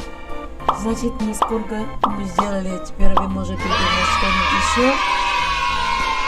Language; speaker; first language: Russian; non-native, learner; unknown